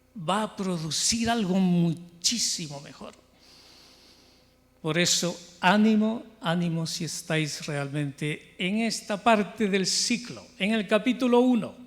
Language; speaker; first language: Spanish; native; Spanish